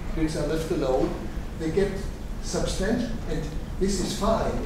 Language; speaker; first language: English; non-native, fluent; German